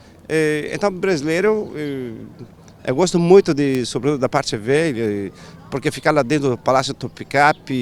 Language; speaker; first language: Portuguese; non-native, fluent; Turkish